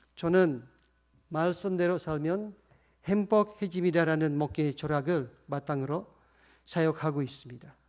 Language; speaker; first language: Korean; non-native, fluent; Indonesian